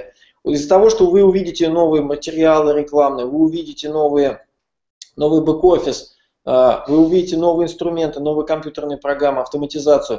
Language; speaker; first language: Russian; native; Russian